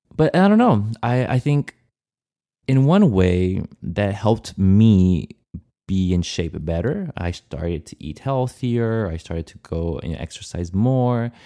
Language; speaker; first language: English; non-native, fluent; Portuguese